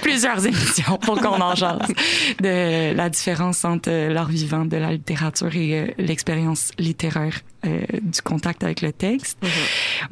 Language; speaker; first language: French; native; French